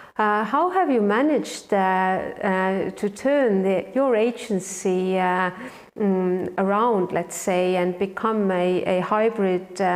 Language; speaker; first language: English; non-native, fluent; Estonian